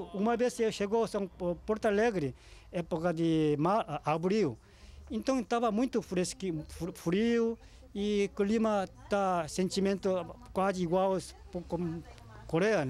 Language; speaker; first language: Portuguese; non-native, learner; Korean